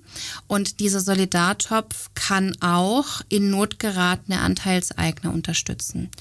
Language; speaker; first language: German; native; German